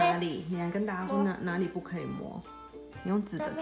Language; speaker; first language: Chinese; native; Chinese